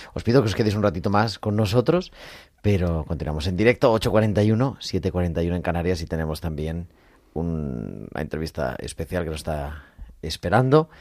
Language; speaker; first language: Spanish; native; Spanish